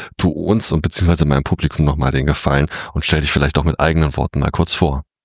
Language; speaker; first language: German; native; German